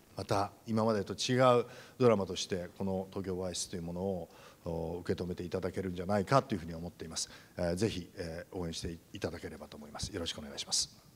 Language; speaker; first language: Japanese; native; Japanese